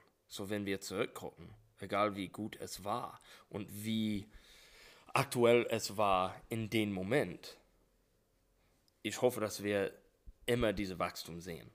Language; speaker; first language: German; non-native, fluent; English